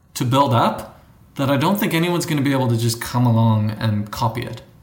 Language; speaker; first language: English; native; English